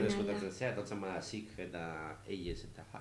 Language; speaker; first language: Basque; native; Basque